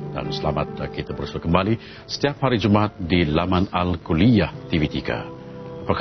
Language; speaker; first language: Malay; native; Malay